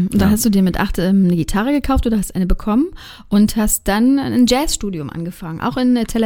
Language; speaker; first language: German; native; German